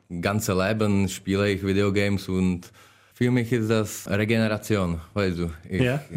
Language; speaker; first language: German; non-native, learner; Czech